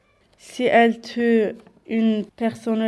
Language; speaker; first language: French; non-native, learner; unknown